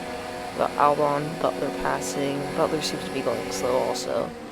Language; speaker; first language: English; native; English